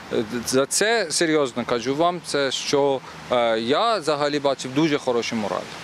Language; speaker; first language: Ukrainian; non-native, learner; Persian